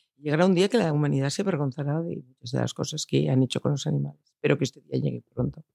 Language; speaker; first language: Spanish; non-native, local second language; Catalan